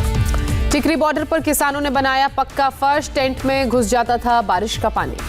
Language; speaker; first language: Hindi; native; Hindi